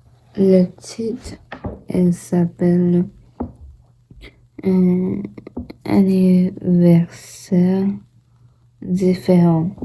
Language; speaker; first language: French; non-native, learner; Portuguese